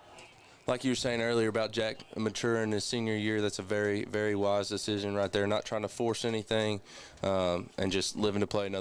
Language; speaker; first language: English; native; English